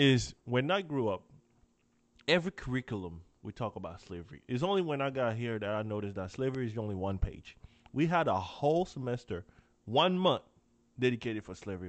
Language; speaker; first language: English; non-native, fluent; French